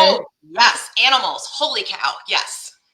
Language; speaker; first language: English; native; English